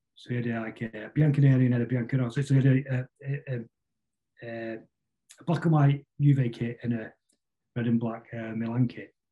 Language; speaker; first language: English; native; English